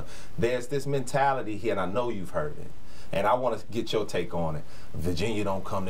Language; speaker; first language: English; native; English